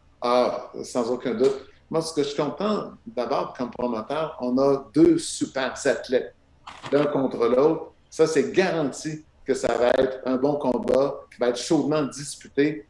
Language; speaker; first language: French; native; French